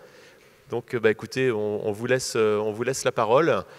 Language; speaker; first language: French; native; French